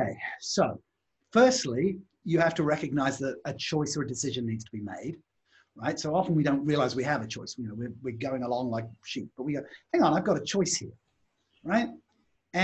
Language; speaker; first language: English; native; English